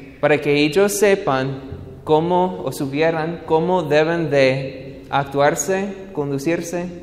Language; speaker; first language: Spanish; non-native, learner; English